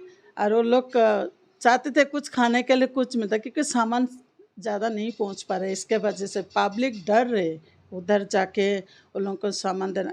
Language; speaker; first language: Hindi; non-native, local second language; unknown